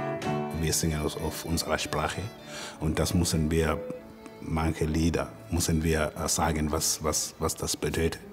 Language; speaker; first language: German; non-native, learner; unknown